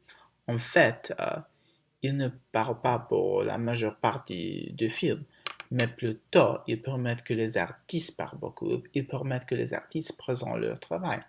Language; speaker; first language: French; non-native, learner; English